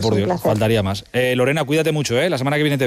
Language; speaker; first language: Spanish; native; Spanish